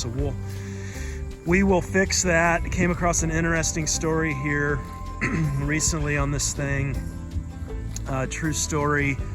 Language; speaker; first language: English; native; English